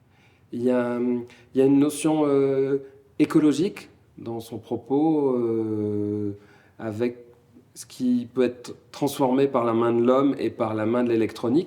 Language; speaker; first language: French; native; French